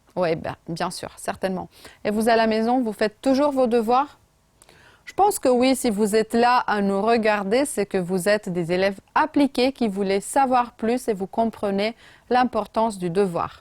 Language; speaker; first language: French; non-native, fluent; Romanian